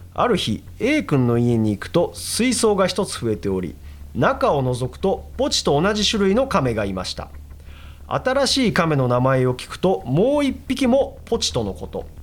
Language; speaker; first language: Japanese; native; Japanese